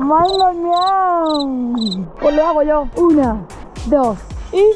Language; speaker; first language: Spanish; native; Spanish